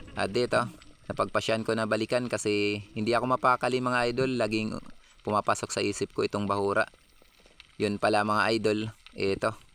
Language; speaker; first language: Filipino; non-native, local second language; Waray